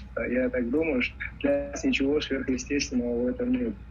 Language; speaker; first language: Russian; native; Russian